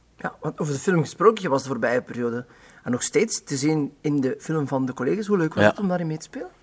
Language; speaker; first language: Dutch; native; Dutch